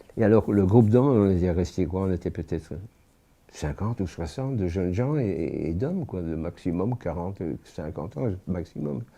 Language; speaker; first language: French; native; French